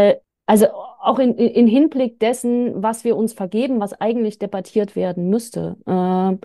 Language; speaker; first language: German; native; German